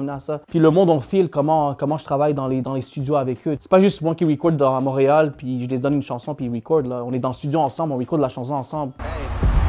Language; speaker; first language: French; native; French